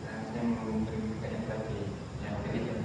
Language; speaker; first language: Indonesian; non-native, local second language; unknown